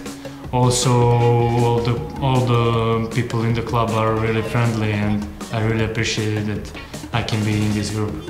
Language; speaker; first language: English; non-native, fluent; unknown